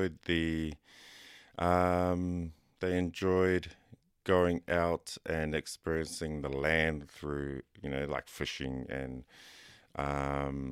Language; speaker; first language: English; native; English